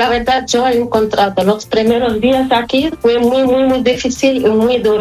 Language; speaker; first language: Spanish; non-native, fluent; Arabic